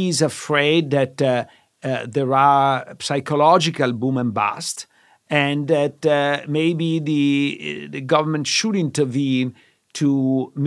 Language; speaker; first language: English; non-native, fluent; Italian